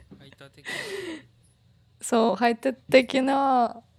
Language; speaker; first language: Japanese; non-native, learner; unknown